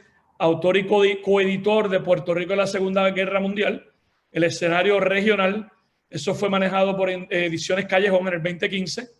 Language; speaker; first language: Spanish; native; Spanish